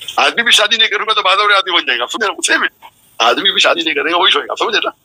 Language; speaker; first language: Urdu; non-native, local second language; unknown